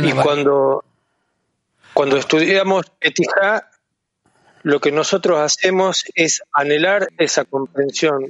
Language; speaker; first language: Spanish; native; Spanish